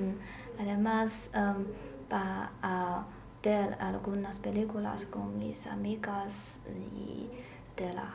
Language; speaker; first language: Spanish; non-native, learner; Chinese